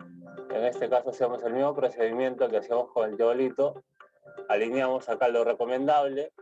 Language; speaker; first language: Spanish; native; Spanish